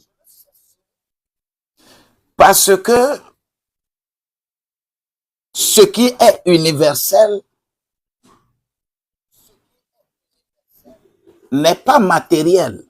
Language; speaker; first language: French; non-native, local second language; Ewe